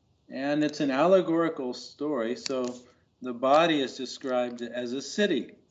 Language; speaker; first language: English; native; English